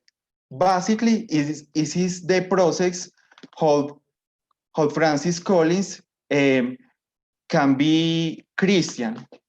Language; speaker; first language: English; non-native, learner; Spanish